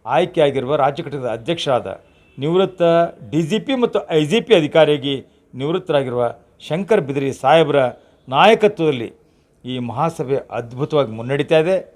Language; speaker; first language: Kannada; native; Kannada